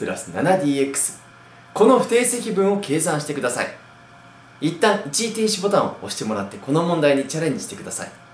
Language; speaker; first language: Japanese; native; Japanese